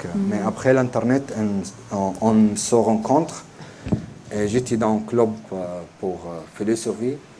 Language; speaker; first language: French; non-native, learner; Arabic